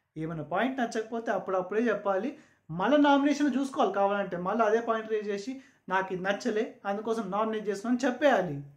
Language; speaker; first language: Telugu; non-native, local second language; Urdu